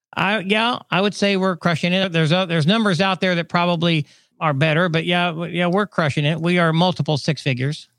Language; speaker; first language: English; non-native, fluent; German